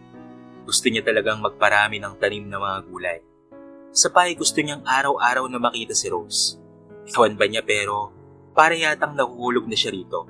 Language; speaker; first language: Filipino; native; Filipino